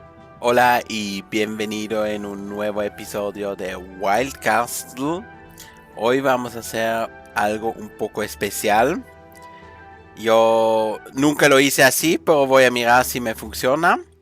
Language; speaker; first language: Spanish; non-native, fluent; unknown